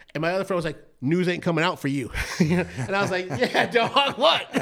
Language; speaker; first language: English; native; English